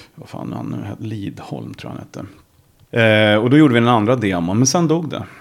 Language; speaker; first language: Swedish; native; Swedish